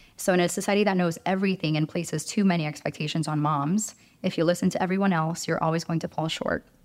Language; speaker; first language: English; early bilingual, other home language; Romanian